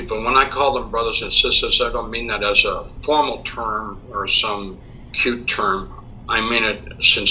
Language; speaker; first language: English; native; English